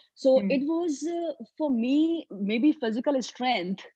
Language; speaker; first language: English; non-native, local second language; Hindi